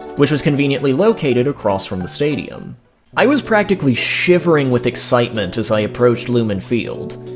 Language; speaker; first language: English; native; English